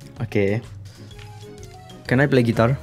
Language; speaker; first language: English; non-native, learner; Indonesian